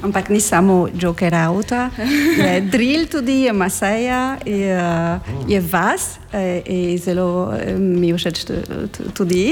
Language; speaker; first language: Slovenian; non-native, learner; French